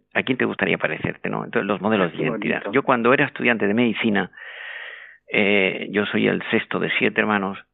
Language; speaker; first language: Spanish; native; Spanish